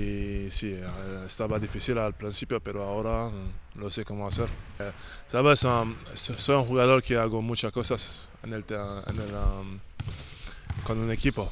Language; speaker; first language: Spanish; non-native, learner; French